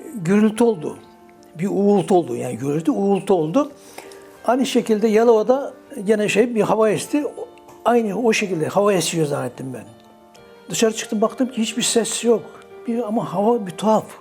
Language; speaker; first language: Turkish; native; Turkish